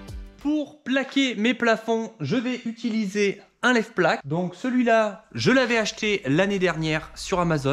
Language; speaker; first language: French; native; French